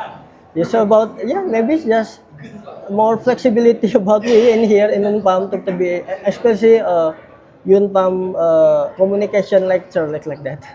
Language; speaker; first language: English; non-native, learner; Indonesian